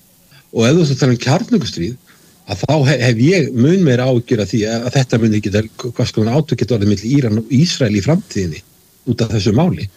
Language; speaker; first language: Icelandic; native; Icelandic